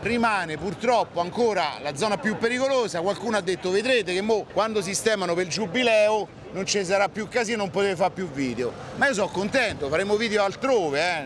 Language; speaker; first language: Italian; native; Italian